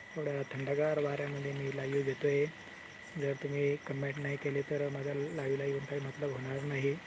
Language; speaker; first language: Hindi; non-native, local second language; Marathi